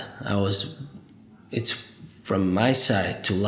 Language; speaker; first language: English; non-native, fluent; Arabic